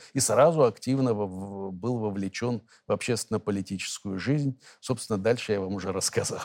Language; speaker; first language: Russian; native; Russian